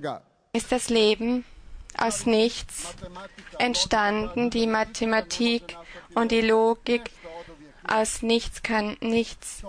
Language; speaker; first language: German; non-native, fluent; Croatian